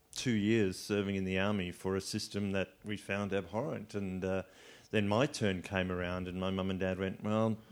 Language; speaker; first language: English; native; English